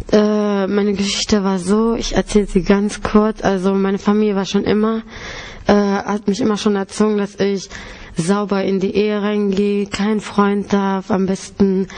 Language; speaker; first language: German; early bilingual, other home language; Greek